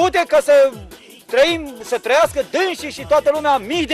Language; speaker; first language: Romanian; native; Romanian